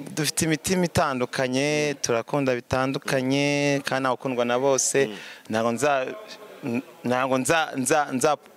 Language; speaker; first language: Kinyarwanda; early bilingual, heritage; Kinyarwanda